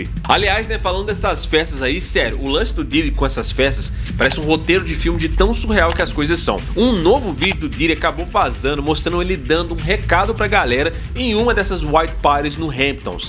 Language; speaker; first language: Portuguese; native; Portuguese